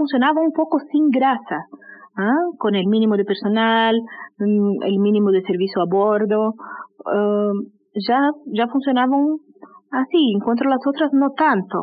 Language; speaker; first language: Spanish; native; Spanish